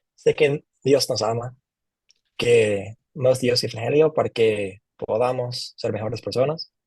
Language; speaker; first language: Spanish; non-native, fluent; English